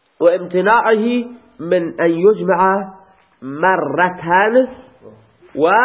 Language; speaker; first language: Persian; non-native, local second language; Baluchi